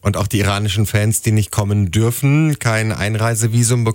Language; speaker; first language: German; native; German